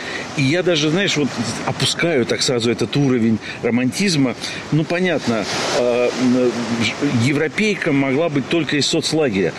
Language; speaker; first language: Russian; native; Russian